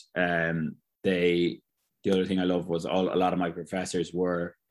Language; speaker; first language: English; native; English